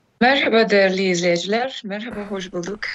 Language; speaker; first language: Turkish; non-native, fluent; Russian